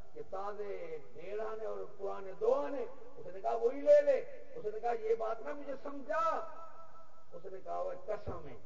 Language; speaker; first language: Urdu; non-native, local second language; Punjabi